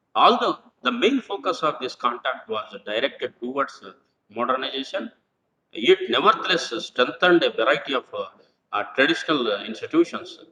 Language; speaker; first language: English; non-native, local second language; Telugu